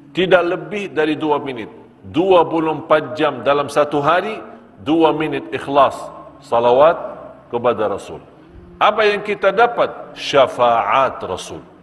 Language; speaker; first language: Malay; non-native, fluent; Arabic